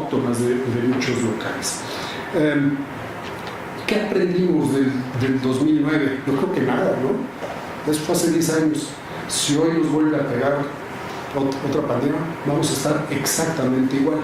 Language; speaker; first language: Spanish; native; Spanish